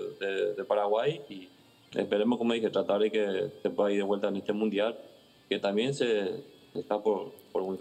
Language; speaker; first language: Spanish; native; Spanish